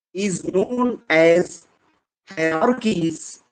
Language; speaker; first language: English; non-native, local second language; Hindi